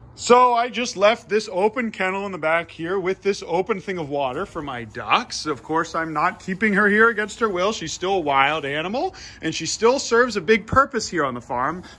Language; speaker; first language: English; native; English